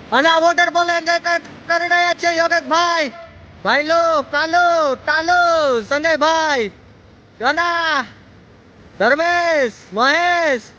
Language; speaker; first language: Gujarati; non-native, local second language; Bhili